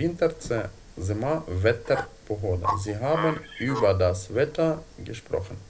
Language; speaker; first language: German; non-native, learner; Ukrainian